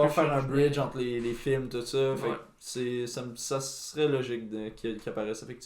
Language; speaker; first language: French; native; French